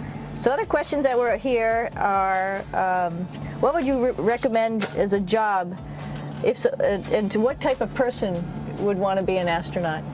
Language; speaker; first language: English; native; English